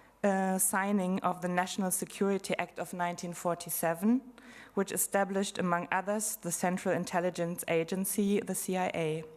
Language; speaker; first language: English; non-native, fluent; German